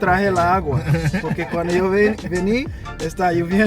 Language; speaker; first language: Spanish; non-native, learner; English